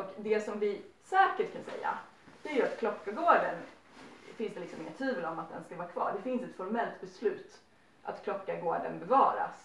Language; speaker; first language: Swedish; native; Swedish